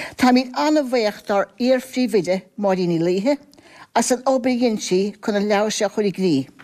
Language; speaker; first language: Irish; native; Irish